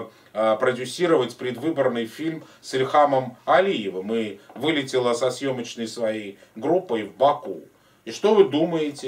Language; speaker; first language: Russian; native; Russian